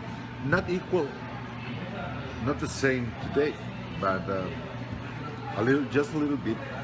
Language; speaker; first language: English; non-native, learner; Spanish